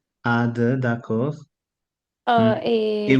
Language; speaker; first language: French; non-native, fluent; Hindi